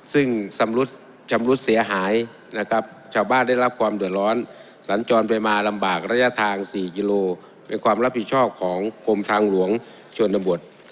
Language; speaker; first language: Thai; native; Thai